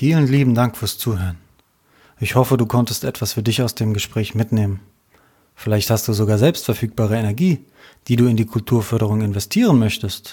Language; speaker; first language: German; native; German